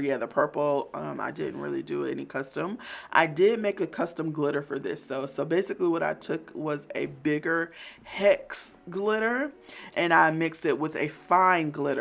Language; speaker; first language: English; native; English